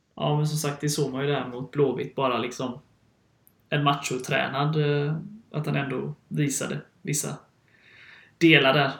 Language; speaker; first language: Swedish; native; Swedish